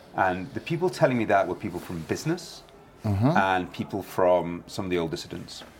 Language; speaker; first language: English; native; English